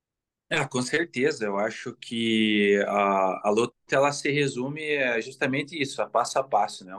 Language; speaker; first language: Portuguese; native; Portuguese